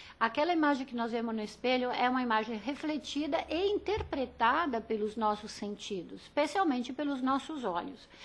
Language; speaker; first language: Portuguese; early bilingual, other home language; Italian